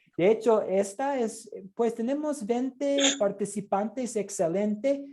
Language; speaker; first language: Spanish; non-native, fluent; English